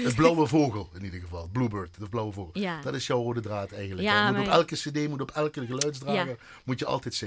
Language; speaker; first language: Dutch; native; Dutch